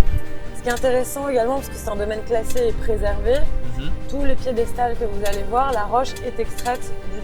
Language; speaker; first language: French; native; French